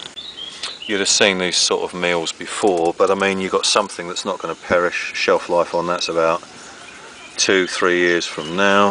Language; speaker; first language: English; native; English